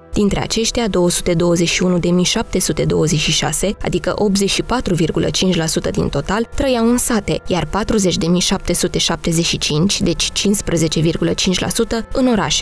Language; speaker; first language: Romanian; native; Romanian